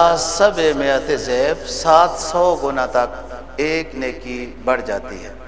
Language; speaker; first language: Urdu; native; Urdu